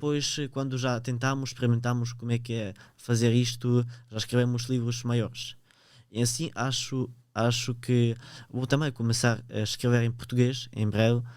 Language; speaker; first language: Portuguese; early bilingual, other home language; Ukrainian